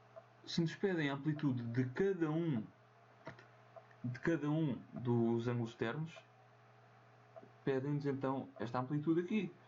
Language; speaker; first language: Portuguese; native; Portuguese